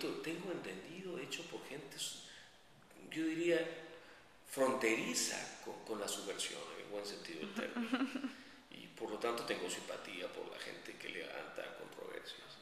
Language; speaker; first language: Spanish; native; Spanish